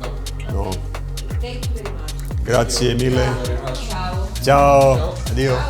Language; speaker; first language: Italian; non-native, learner; Slovenian